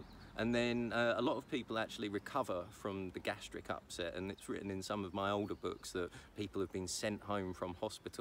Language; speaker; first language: English; native; English